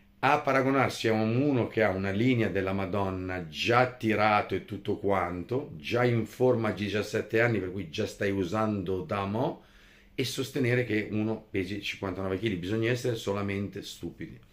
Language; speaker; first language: Italian; native; Italian